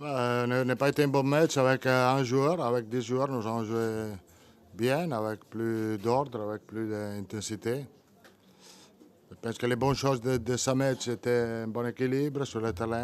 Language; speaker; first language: French; non-native, learner; Italian